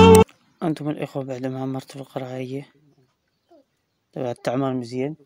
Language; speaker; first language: Arabic; native; Arabic